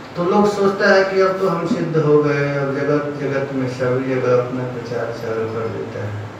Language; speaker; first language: Hindi; non-native, local second language; Bangla